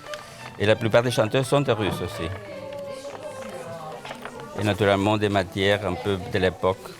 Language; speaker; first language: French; non-native, fluent; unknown